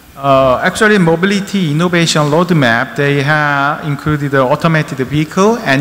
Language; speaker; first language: English; non-native, learner; Korean